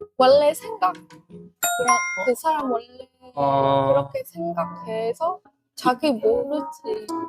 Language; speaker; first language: Korean; non-native, learner; Vietnamese